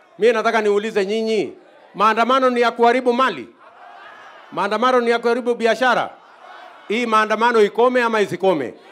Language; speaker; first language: Swahili; non-native, local second language; Kalenjin